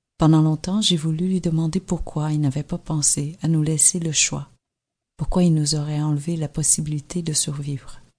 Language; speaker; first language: French; early bilingual, other home language; Vietnamese